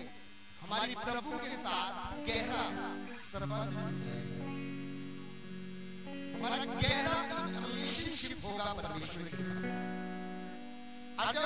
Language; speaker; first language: Hindi; non-native, local second language; Punjabi